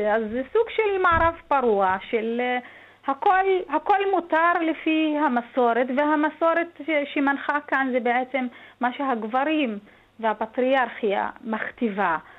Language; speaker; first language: Hebrew; non-native, local second language; Arabic